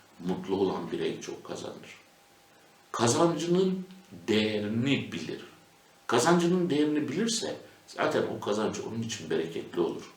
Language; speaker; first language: Turkish; native; Turkish